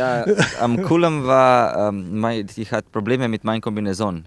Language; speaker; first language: German; non-native, learner; Slovenian